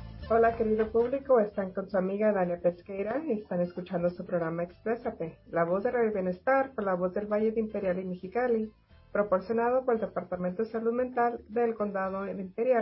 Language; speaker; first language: Spanish; native; Spanish